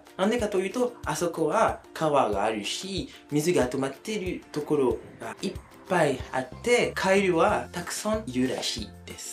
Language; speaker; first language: Japanese; non-native, fluent; French